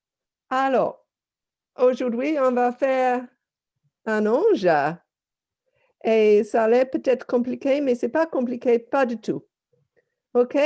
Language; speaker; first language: French; non-native, fluent; English